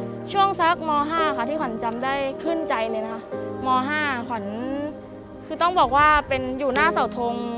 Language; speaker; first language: Thai; native; Thai